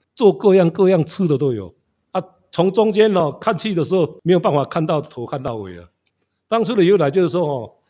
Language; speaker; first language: Chinese; native; Chinese